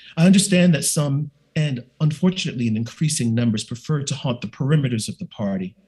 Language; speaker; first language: English; native; English